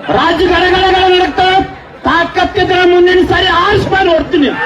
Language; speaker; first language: Kannada; native; Kannada